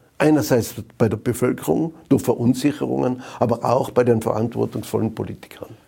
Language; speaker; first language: German; native; German